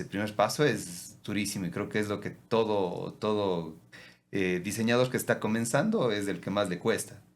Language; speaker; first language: Spanish; native; Spanish